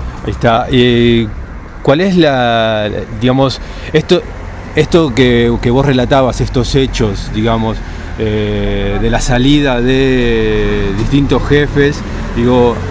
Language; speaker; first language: Spanish; native; Spanish